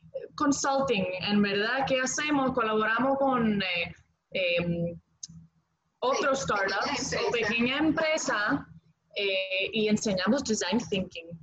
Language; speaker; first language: Spanish; non-native, fluent; Greek